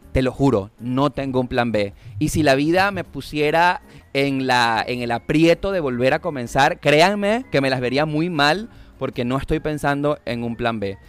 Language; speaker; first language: Spanish; native; Spanish